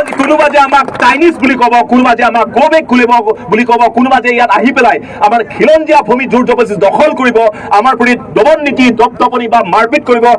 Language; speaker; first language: Assamese; non-native, local second language; Karbi